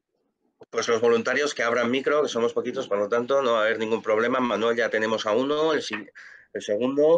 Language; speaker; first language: Spanish; native; Spanish